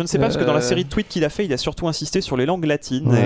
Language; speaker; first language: French; native; French